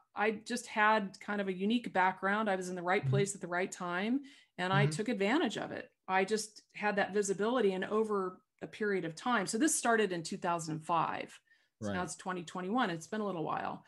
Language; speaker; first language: English; native; English